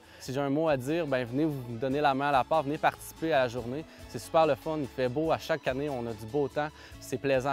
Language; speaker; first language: French; native; French